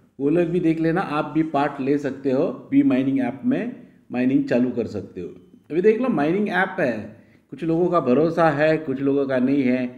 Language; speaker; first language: Hindi; non-native, local second language; Marathi